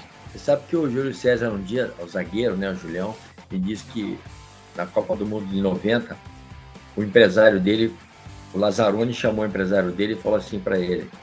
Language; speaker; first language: Portuguese; native; Portuguese